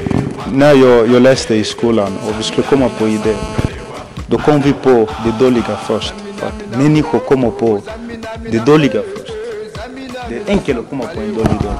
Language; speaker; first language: Swedish; non-native, fluent; Lingala